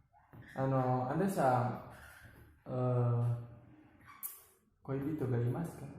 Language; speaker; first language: Japanese; non-native, learner; Indonesian